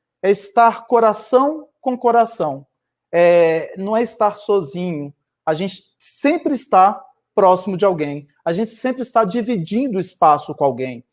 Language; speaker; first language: Portuguese; native; Portuguese